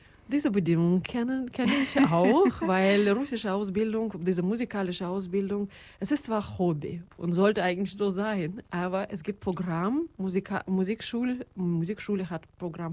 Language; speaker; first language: German; non-native, fluent; Russian